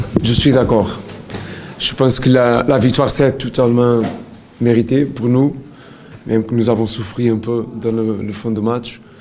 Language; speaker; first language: French; non-native, learner; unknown